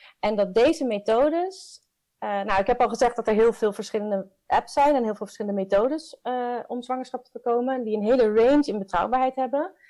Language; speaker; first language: Dutch; native; Dutch